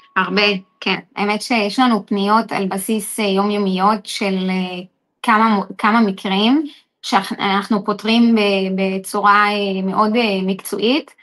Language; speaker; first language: Hebrew; non-native, local second language; Arabic